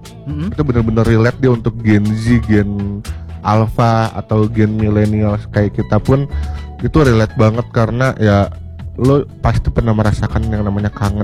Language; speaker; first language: Indonesian; native; Indonesian